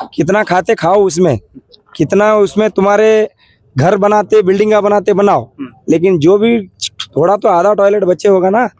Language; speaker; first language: Hindi; non-native, local second language; Kannada